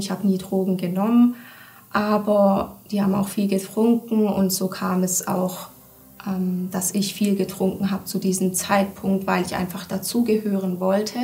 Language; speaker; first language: German; early bilingual, other home language; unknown